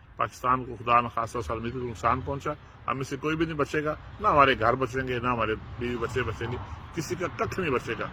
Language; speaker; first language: Urdu; non-native, local second language; Punjabi